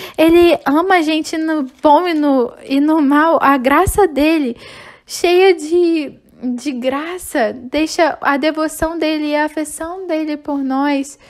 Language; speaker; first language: Portuguese; non-native, fluent; English